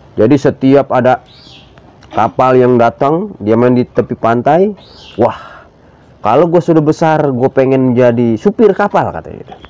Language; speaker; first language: Indonesian; native; Indonesian